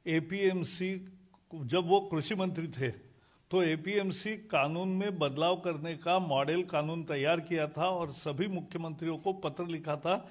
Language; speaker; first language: Hindi; non-native, local second language; Marathi